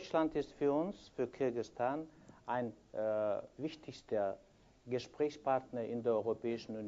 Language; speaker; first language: German; non-native, fluent; Kyrgyz